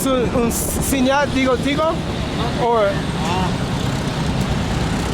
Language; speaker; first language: Spanish; non-native, learner; English